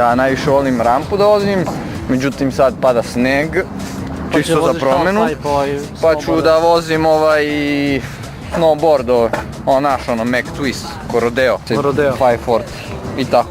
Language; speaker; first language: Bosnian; early bilingual, heritage; Italian